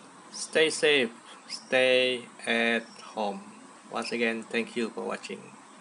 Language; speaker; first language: English; non-native, local second language; Malay